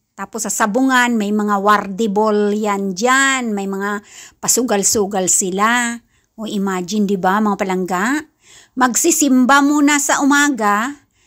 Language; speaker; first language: Filipino; non-native, local second language; Kinaray-a